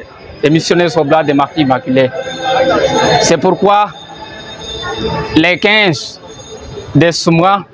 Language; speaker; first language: French; non-native, fluent; Portuguese